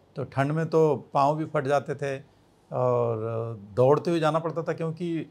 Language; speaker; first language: Hindi; native; Hindi